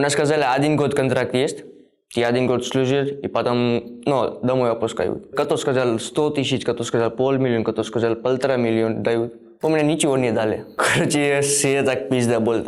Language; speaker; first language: Russian; non-native, learner; Gujarati